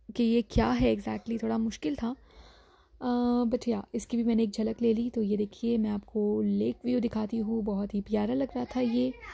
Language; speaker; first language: Hindi; native; Hindi